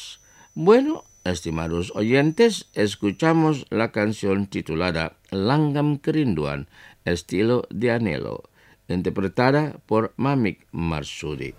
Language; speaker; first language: Spanish; non-native, fluent; Indonesian